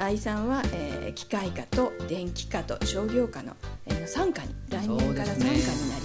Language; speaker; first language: Japanese; native; Japanese